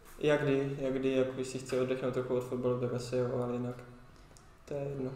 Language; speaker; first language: Czech; early bilingual, heritage; Czech